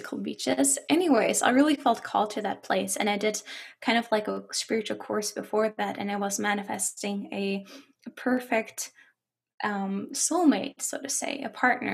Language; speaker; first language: English; non-native, fluent; German